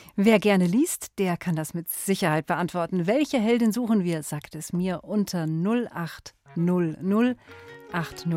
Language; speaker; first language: German; native; German